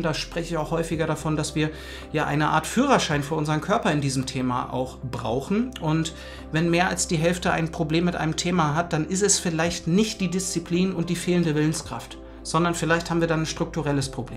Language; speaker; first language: German; native; German